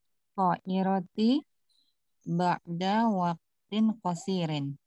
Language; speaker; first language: Arabic; non-native, learner; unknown